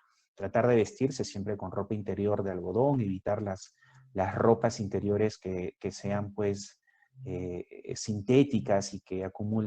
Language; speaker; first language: Spanish; native; Spanish